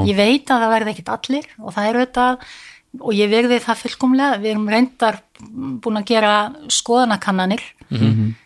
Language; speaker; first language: Icelandic; non-native, fluent; Dutch